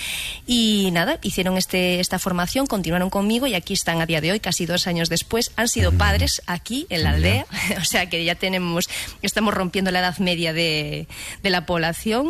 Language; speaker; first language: Spanish; native; Spanish